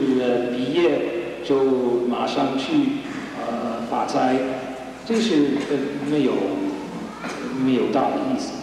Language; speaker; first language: Chinese; non-native, learner; English